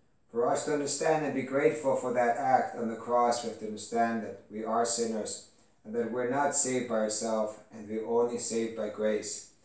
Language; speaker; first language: English; early bilingual, other home language; Greek